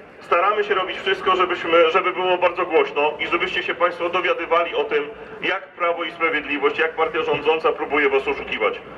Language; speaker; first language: Polish; native; Polish